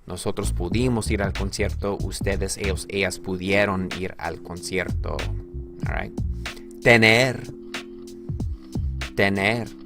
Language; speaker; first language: Spanish; non-native, fluent; English